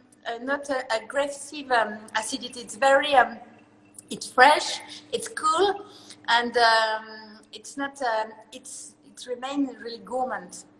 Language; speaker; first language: English; non-native, learner; French